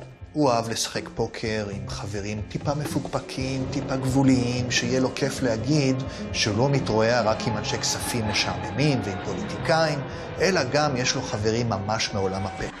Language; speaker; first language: Hebrew; native; Hebrew